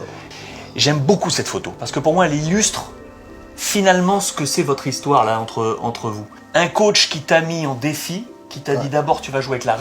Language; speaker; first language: French; native; French